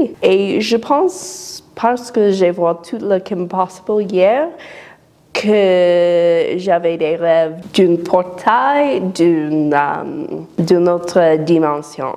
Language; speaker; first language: French; non-native, learner; English